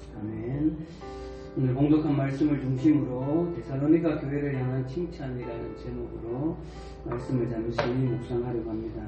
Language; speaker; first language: Korean; native; Korean